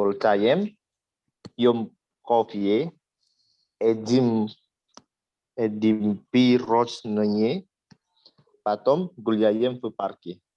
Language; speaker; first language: Russian; non-native, learner; Indonesian